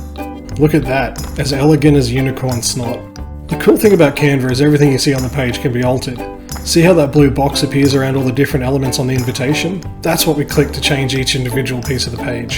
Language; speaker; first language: English; native; English